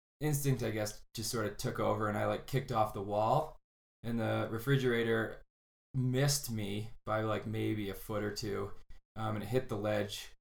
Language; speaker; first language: English; native; English